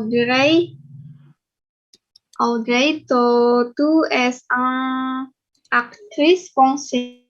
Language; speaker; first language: French; non-native, learner; Indonesian